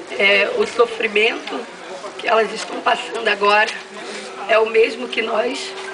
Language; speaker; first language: Portuguese; native; Portuguese